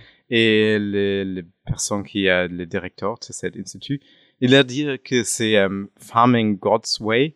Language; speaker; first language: French; non-native, fluent; German